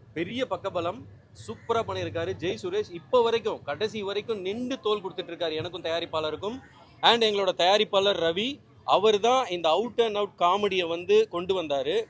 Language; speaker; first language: Tamil; native; Tamil